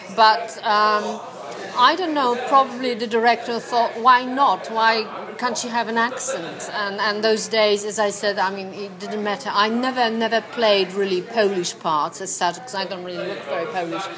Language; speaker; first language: English; non-native, fluent; Polish